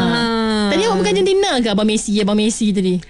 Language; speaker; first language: Malay; native; Malay